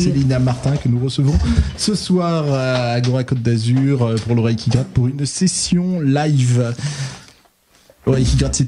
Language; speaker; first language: French; native; French